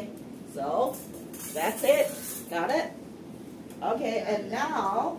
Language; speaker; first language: English; non-native, fluent; Chinese